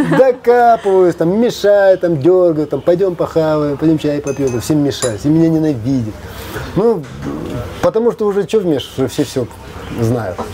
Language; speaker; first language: Russian; non-native, local second language; Kazakh